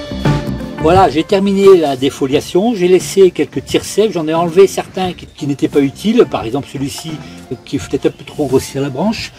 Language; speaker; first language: French; native; French